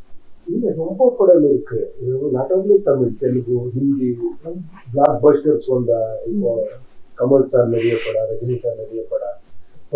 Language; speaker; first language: Tamil; non-native, learner; Kannada